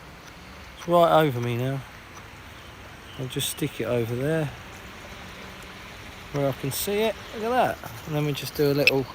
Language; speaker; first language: English; native; English